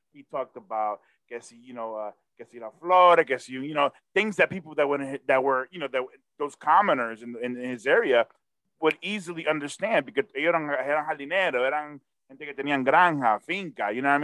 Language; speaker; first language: English; early bilingual, other home language; Spanish